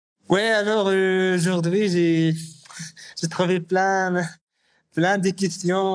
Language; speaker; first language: French; non-native, learner; Arabic